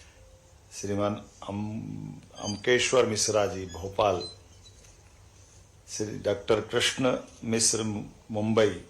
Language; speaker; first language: Hindi; native; Hindi